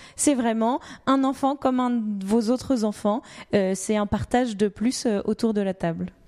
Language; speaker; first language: French; native; French